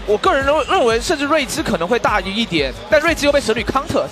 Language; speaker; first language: Chinese; native; Chinese